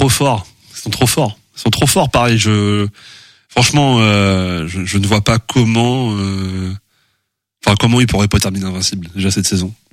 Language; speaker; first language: French; native; French